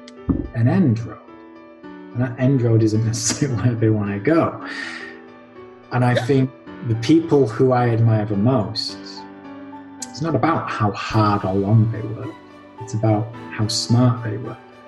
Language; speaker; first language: English; native; English